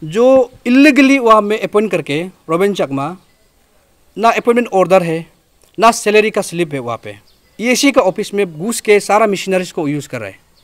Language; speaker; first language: Hindi; non-native, local second language; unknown